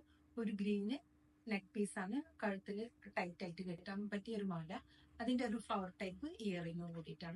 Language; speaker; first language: Malayalam; native; Malayalam